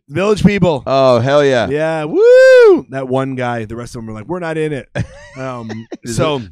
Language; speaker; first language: English; native; English